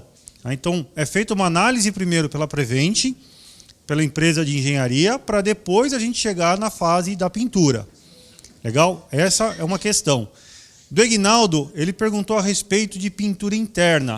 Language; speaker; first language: Portuguese; native; Portuguese